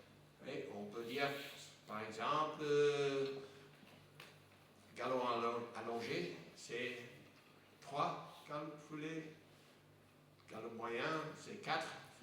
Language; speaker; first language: French; non-native, fluent; English